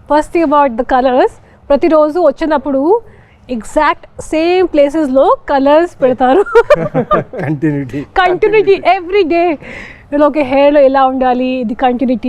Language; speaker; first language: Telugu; non-native, fluent; Hindi